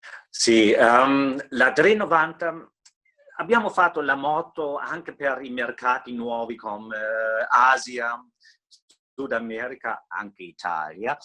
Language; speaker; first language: Italian; non-native, fluent; German